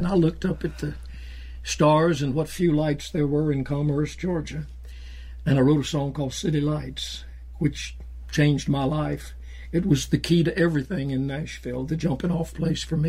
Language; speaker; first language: English; native; English